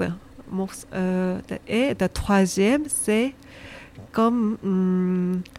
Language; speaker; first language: French; non-native, learner; Korean